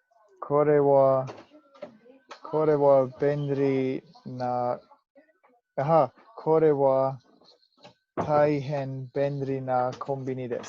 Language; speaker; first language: Japanese; non-native, learner; English